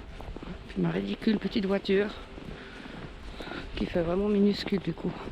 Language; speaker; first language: French; native; French